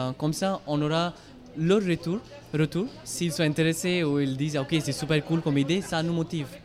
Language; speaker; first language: French; non-native, fluent; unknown